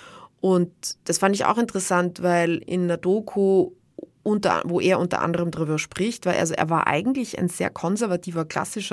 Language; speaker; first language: German; native; German